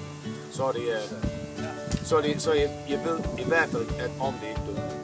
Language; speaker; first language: Danish; non-native, fluent; English